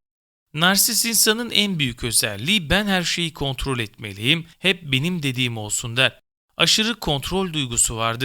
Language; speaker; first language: Turkish; native; Turkish